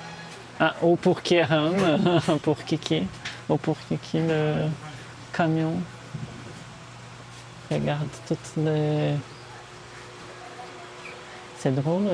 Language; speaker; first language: French; early bilingual, heritage; Portuguese